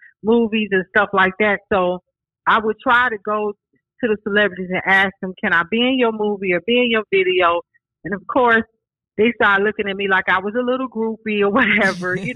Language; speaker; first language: English; native; English